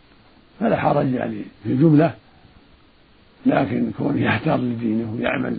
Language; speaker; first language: Arabic; native; Arabic